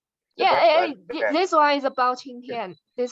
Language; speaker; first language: English; non-native, learner; Chinese